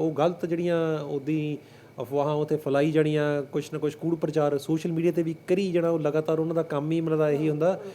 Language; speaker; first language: Punjabi; early bilingual, heritage; Punjabi